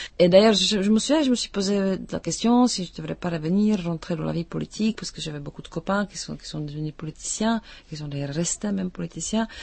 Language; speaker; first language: French; non-native, fluent; Czech